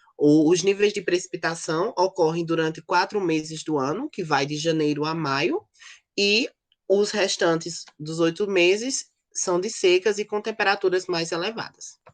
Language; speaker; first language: Portuguese; native; Portuguese